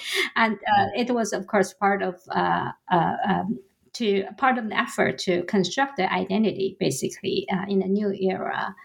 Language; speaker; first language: English; non-native, fluent; Chinese